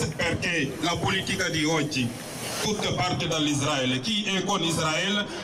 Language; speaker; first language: Italian; non-native, fluent; Wolof